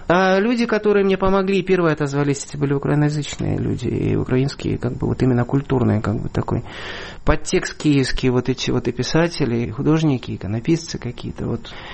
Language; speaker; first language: Russian; native; Russian